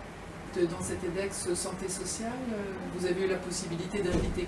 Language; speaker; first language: French; native; French